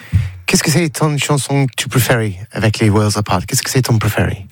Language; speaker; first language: French; non-native, learner; English